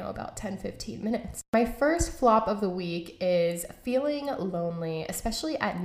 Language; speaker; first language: English; native; English